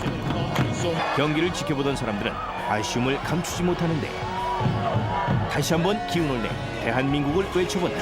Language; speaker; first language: Korean; native; Korean